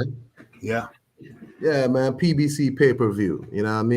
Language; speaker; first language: English; native; English